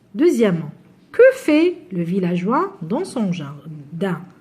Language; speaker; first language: French; non-native, local second language; Arabic